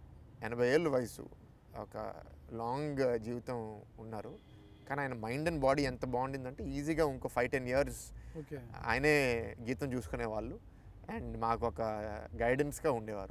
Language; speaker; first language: Telugu; native; Telugu